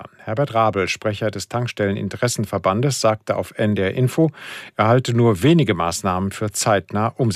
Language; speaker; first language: German; native; German